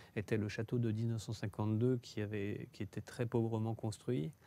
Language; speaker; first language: French; native; French